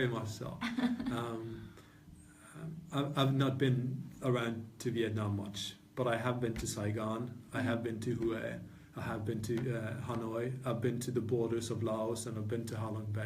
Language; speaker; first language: English; non-native, fluent; Norwegian